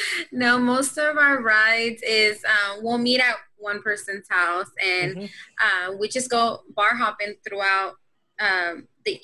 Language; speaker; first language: English; native; English